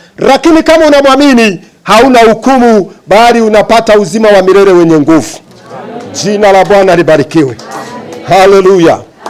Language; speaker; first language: Swahili; native; Swahili